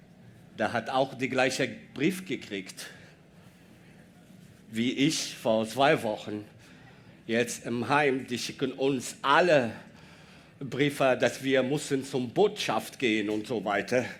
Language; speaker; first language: German; non-native, learner; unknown